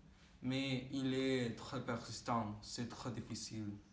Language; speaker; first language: French; non-native, learner; Spanish